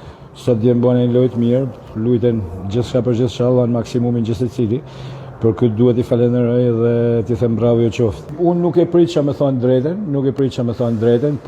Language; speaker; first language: Albanian; native; Albanian